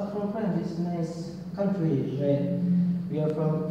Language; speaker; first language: English; non-native, learner; Indonesian